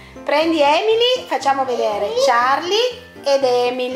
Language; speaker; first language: Italian; native; Italian